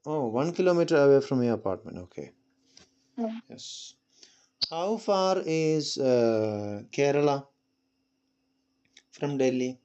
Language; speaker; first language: English; non-native, local second language; Malayalam